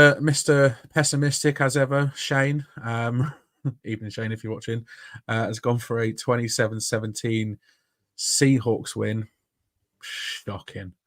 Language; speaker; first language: English; native; English